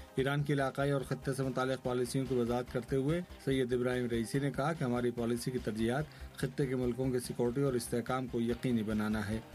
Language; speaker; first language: Urdu; native; Urdu